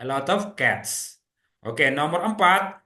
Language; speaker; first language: Indonesian; native; Indonesian